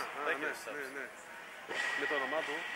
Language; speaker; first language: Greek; non-native, learner; English